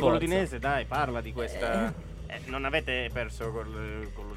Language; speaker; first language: Italian; native; Italian